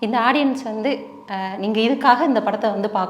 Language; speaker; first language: Tamil; native; Tamil